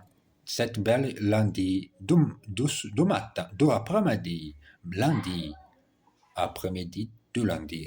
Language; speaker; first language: French; non-native, learner; Portuguese